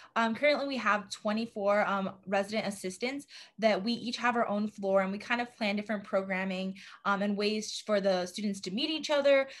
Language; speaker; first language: English; native; English